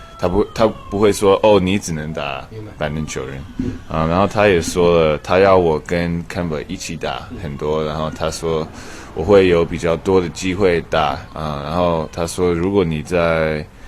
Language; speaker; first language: Chinese; early bilingual, heritage; English